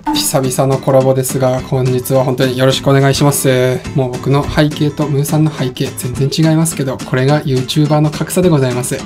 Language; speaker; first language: Japanese; native; Japanese